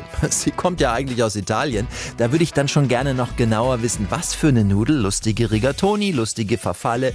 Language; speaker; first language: German; native; German